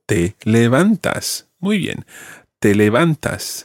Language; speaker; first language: Spanish; non-native, fluent; English